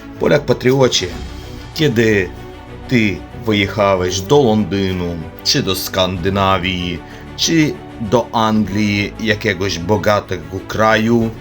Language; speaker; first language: Polish; non-native, learner; Ukrainian